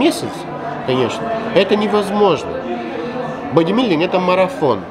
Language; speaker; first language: Russian; non-native, fluent; Greek